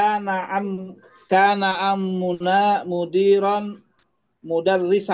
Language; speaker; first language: Arabic; non-native, learner; Indonesian